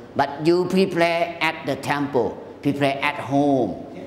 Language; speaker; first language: English; non-native, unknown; Thai